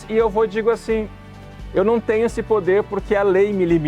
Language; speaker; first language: Portuguese; native; Portuguese